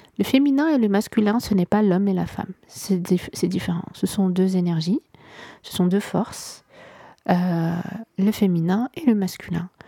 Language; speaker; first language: French; non-native, local second language; Arabic